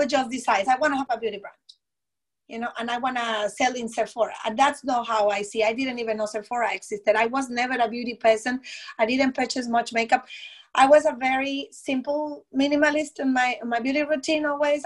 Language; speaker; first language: English; non-native, fluent; Spanish